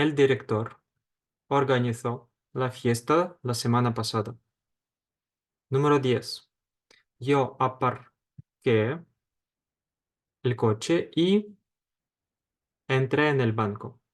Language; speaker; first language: Spanish; non-native, fluent; Ukrainian